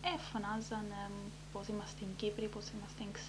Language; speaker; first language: Greek; early bilingual, heritage; Greek